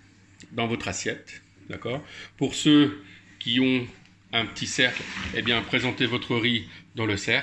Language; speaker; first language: French; native; French